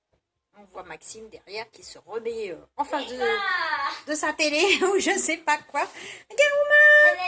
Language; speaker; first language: French; native; French